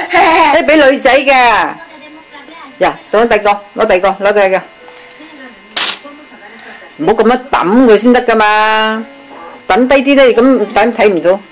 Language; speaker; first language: Cantonese; native; Cantonese